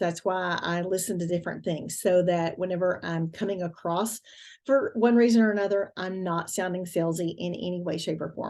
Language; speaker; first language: English; native; English